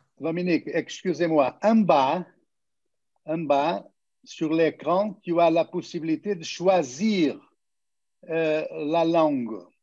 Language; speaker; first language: French; non-native, fluent; Portuguese